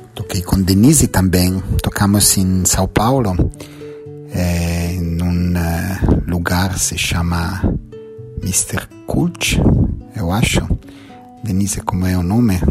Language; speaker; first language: Portuguese; non-native, learner; Italian